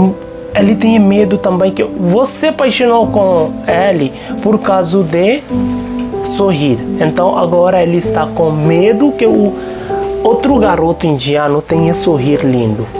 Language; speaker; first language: Portuguese; non-native, local second language; Hindi